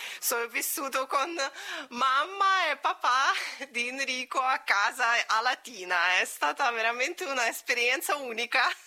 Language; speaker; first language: Italian; non-native, fluent; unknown